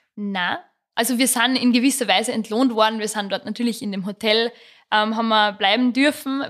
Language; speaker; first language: German; native; German